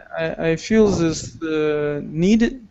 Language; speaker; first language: English; non-native, learner; Russian